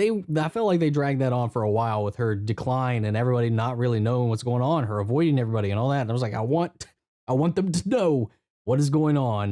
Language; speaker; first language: English; native; English